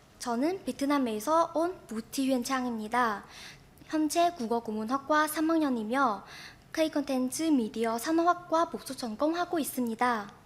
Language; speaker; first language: Korean; non-native, fluent; Vietnamese